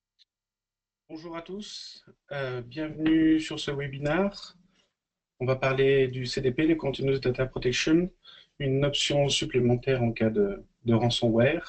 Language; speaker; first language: French; native; French